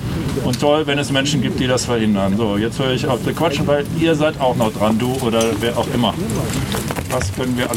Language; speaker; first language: German; native; German